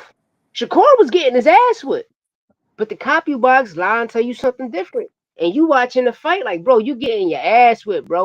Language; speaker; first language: English; native; English